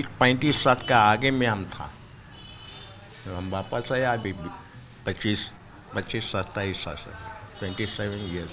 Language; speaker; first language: Hindi; non-native, local second language; Chinese